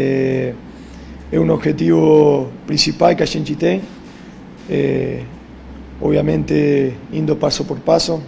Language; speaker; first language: Portuguese; non-native, fluent; Spanish